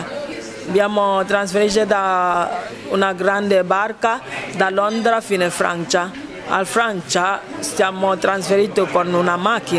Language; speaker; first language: Italian; non-native, fluent; Ibibio